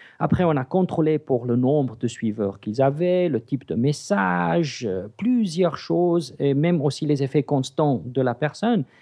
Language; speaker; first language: French; non-native, fluent; English